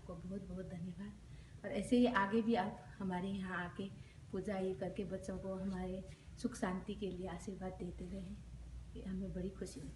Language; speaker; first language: Hindi; native; Hindi